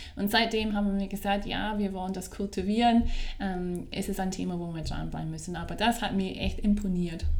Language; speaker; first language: German; non-native, fluent; English